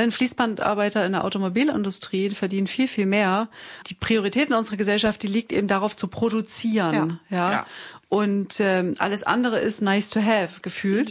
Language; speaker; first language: German; native; German